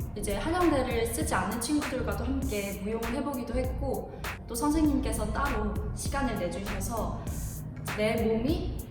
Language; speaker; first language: Korean; native; Korean